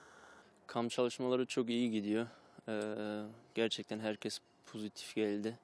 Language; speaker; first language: Turkish; early bilingual, heritage; Turkish